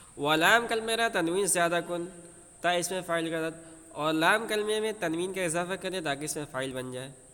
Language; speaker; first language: Urdu; native; Urdu